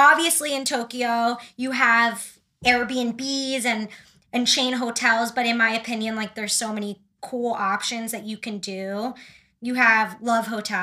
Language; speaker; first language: English; native; English